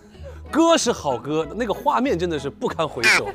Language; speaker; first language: Chinese; native; Chinese